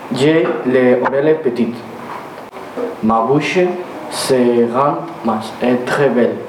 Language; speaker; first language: French; non-native, learner; Spanish